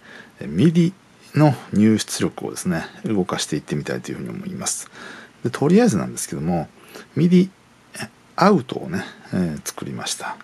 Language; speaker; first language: Japanese; native; Japanese